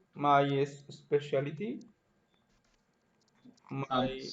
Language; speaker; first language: English; non-native, learner; Spanish